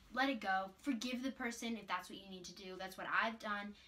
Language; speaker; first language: English; native; English